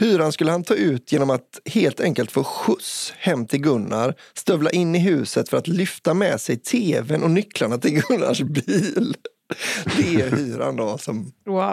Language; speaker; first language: Swedish; native; Swedish